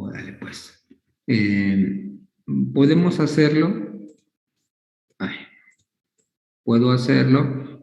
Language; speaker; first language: Spanish; native; Spanish